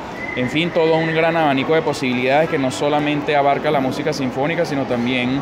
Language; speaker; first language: Spanish; native; Spanish